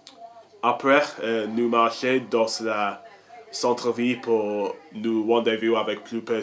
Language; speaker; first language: French; non-native, learner; English